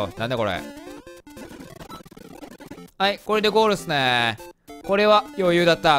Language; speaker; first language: Japanese; native; Japanese